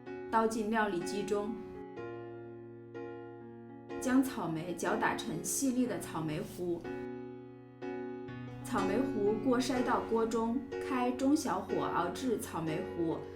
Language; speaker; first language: Chinese; native; Chinese